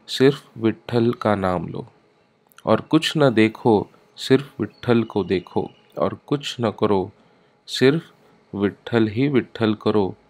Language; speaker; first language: Hindi; non-native, local second language; Marathi